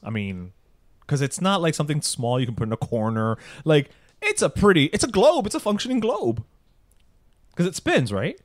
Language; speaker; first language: English; early bilingual, other home language; Spanish